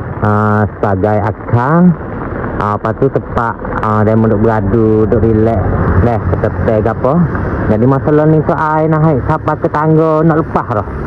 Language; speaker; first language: Malay; native; Malay